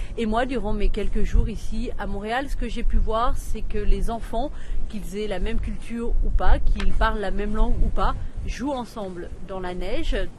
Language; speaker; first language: French; native; French